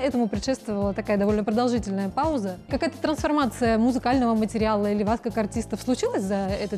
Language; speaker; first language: Russian; native; Russian